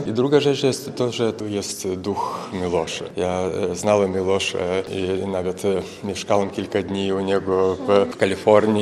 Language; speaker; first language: Polish; non-native, fluent; Lithuanian